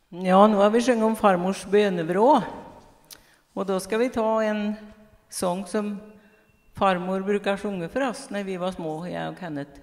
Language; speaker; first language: Swedish; native; Swedish